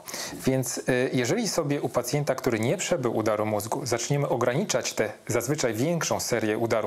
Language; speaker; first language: Polish; native; Polish